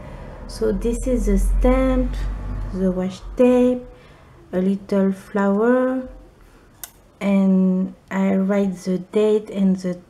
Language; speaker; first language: English; non-native, learner; French